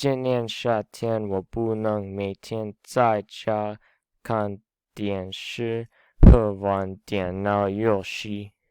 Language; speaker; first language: Chinese; non-native, learner; English